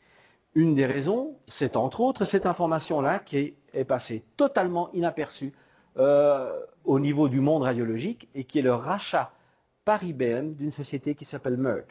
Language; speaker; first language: French; native; French